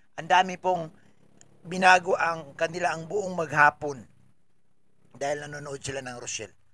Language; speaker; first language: Filipino; native; Filipino